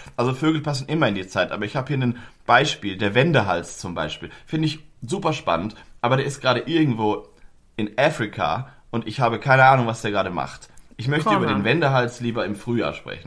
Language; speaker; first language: German; native; German